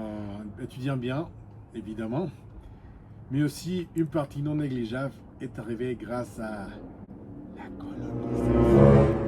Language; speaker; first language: French; non-native, fluent; Spanish